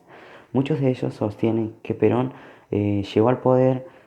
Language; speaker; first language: Spanish; native; Spanish